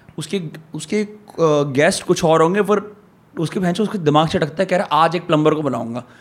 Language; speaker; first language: Hindi; native; Hindi